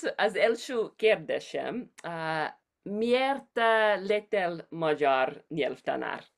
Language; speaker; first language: Hungarian; non-native, learner; English